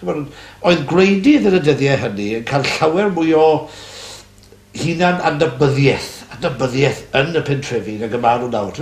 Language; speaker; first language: Welsh; native; Welsh